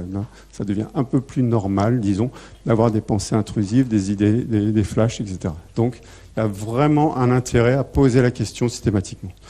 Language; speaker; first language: French; native; French